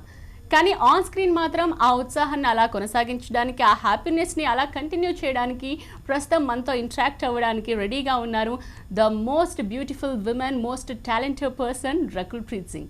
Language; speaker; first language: Telugu; native; Telugu